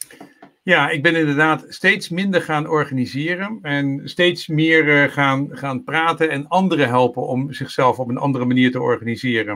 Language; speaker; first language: Dutch; native; Dutch